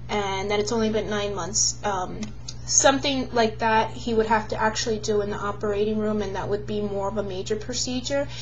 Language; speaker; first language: English; native; English